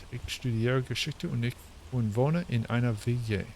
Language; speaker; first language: German; non-native, learner; English